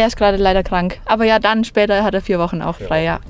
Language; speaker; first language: German; native; German